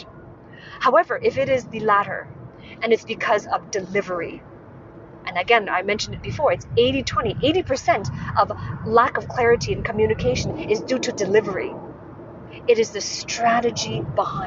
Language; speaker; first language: English; non-native, local second language; Cantonese